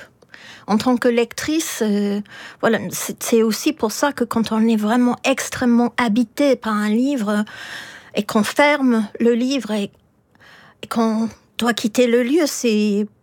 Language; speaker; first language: French; non-native, fluent; English